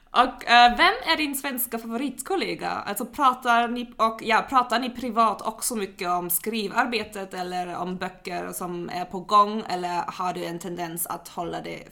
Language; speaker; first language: Swedish; non-native, fluent; German